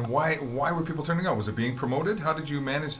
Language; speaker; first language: English; native; English